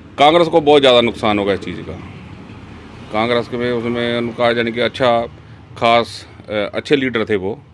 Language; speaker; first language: Hindi; non-native, local second language; Punjabi